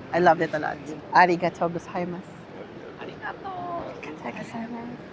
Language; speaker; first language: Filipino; native; Filipino